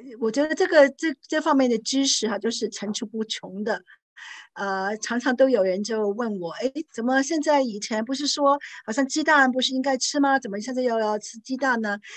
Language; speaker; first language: Chinese; non-native, local second language; Cantonese